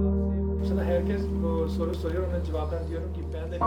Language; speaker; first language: Turkish; non-native, fluent; Urdu